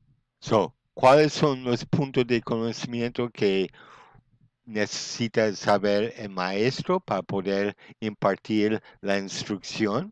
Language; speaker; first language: Spanish; non-native, fluent; English